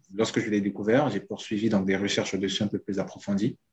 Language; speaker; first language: French; non-native, local second language; Sango